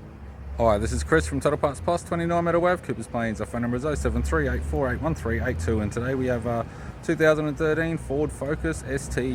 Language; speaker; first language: English; native; English